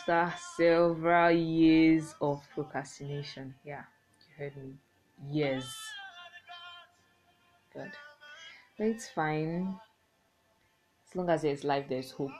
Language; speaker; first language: English; non-native, local second language; Igbo